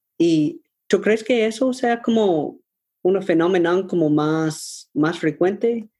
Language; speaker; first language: Spanish; non-native, learner; English